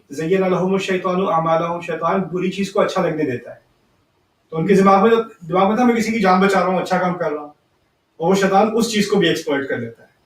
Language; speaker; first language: Urdu; early bilingual, heritage; Urdu